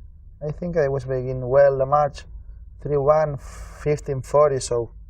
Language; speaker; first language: English; non-native, learner; Spanish